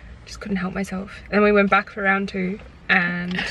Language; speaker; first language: English; native; English